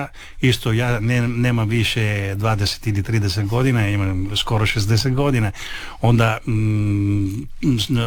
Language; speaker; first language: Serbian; non-native, learner; Italian